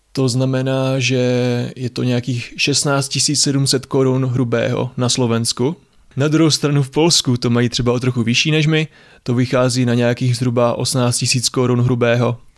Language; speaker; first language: Czech; native; Czech